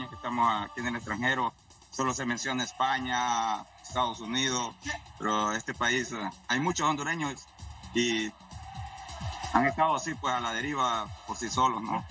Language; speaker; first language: Spanish; native; Spanish